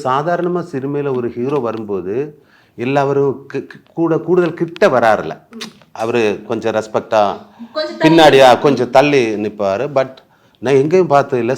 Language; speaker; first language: Tamil; non-native, learner; Malayalam